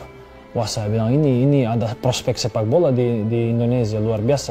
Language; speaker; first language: Indonesian; non-native, fluent; Serbian